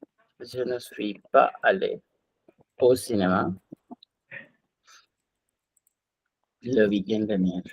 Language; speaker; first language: French; non-native, fluent; Hindi